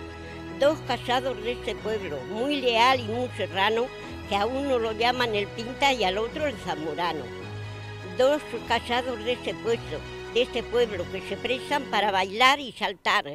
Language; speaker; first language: Spanish; native; Spanish